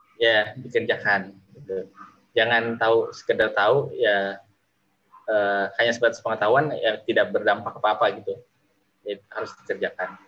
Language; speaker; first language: Indonesian; native; Indonesian